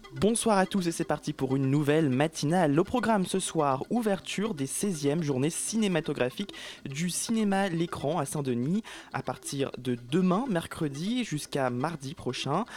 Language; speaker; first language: French; native; French